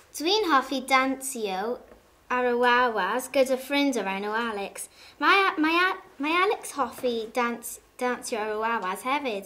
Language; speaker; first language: Welsh; non-native, learner; English